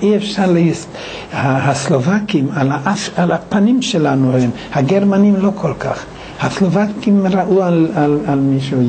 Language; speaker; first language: Hebrew; non-native, fluent; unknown